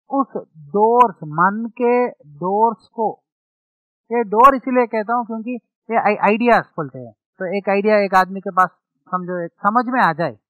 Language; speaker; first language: Hindi; non-native, local second language; Telugu